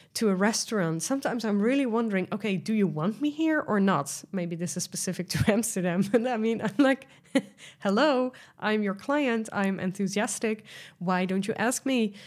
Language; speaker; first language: English; non-native, fluent; Dutch